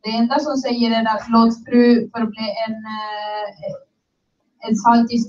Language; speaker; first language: Swedish; non-native, learner; Spanish